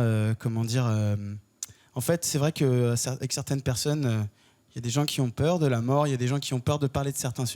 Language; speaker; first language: French; native; French